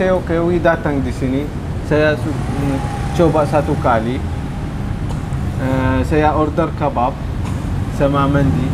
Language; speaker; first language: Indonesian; non-native, learner; Arabic